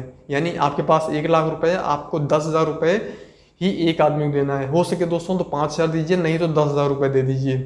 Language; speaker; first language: Hindi; native; Hindi